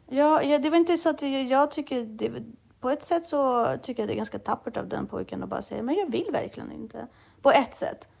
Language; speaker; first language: Swedish; early bilingual, other home language; Russian